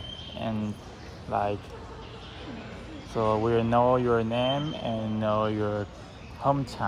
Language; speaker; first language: English; non-native, learner; Chinese